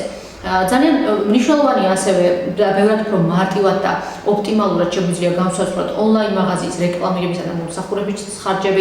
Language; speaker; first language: Georgian; native; Georgian